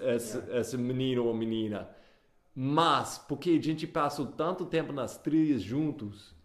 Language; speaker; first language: Portuguese; non-native, fluent; English